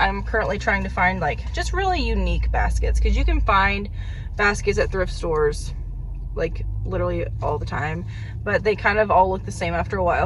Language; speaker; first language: English; native; English